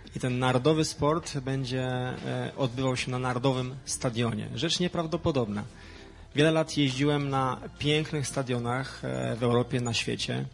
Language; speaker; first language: Polish; native; Polish